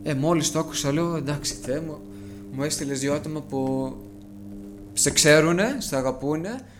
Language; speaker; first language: Greek; early bilingual, heritage; Greek